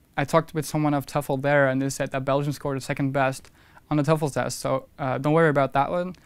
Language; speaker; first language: English; non-native, fluent; Dutch